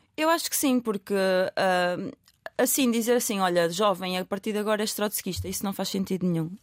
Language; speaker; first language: Portuguese; native; Portuguese